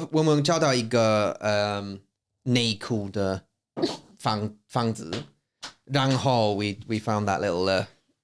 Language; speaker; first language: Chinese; non-native, learner; English